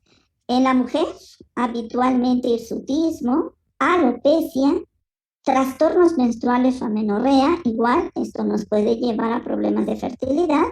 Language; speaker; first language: Spanish; native; Spanish